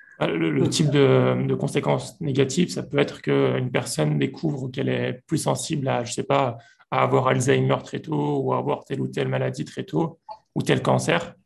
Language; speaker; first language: French; native; French